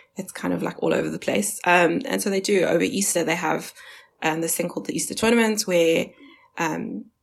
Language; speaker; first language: English; early bilingual, other home language; Chinese